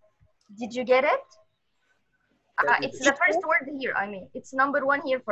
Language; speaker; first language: English; non-native, fluent; Arabic